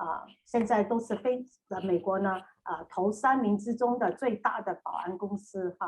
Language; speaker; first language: Chinese; native; Chinese